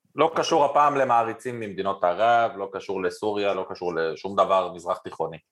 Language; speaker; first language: Hebrew; native; Hebrew